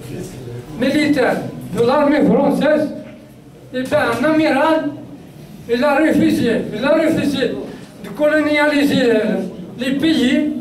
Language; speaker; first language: French; non-native, local second language; Kabyle